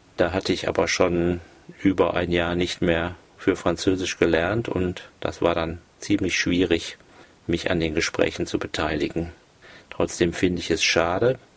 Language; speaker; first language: German; native; German